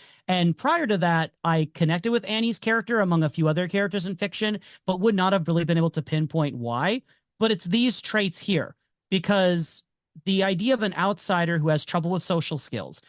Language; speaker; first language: English; native; English